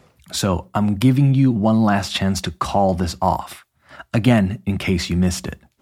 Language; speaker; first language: English; native; English